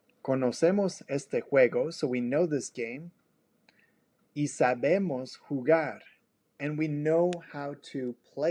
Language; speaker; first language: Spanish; non-native, fluent; English